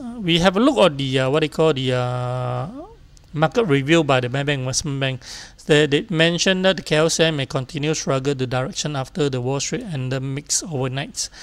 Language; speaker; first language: English; non-native, local second language; Chinese